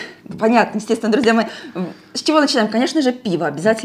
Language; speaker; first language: Russian; native; Russian